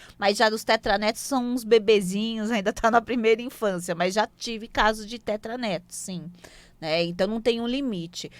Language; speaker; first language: Portuguese; native; Portuguese